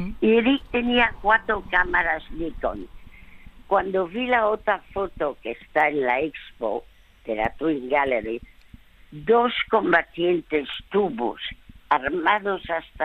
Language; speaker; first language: Spanish; early bilingual, other home language; French